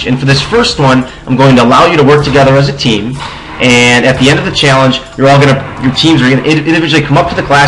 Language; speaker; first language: English; native; English